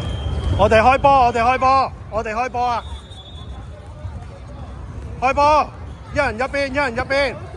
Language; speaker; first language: Cantonese; native; Cantonese